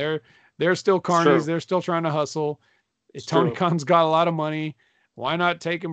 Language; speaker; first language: English; native; English